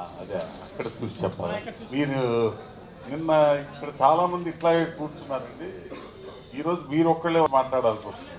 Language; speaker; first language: Telugu; native; Telugu